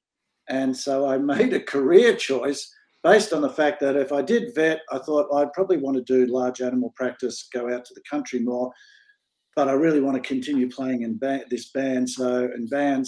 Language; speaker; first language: English; native; English